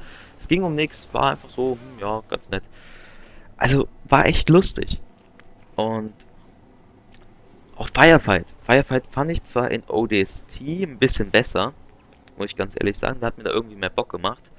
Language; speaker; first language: German; native; German